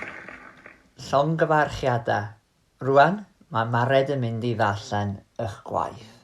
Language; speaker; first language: Welsh; native; Welsh